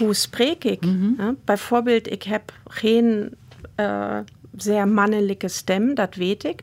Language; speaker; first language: Dutch; non-native, fluent; German